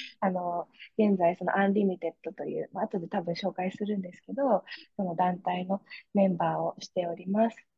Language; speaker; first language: Japanese; native; Japanese